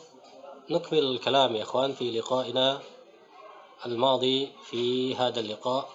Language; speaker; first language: Arabic; non-native, fluent; Indonesian